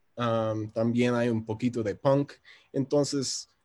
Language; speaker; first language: Spanish; non-native, fluent; English